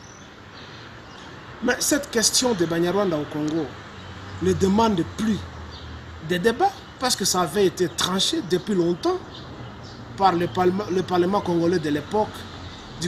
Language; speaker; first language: French; non-native, local second language; Lingala